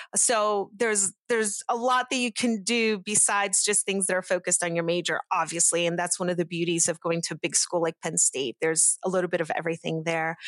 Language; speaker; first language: English; early bilingual, other home language; Portuguese